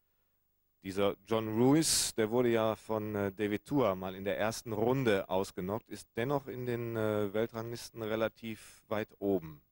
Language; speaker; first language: German; native; German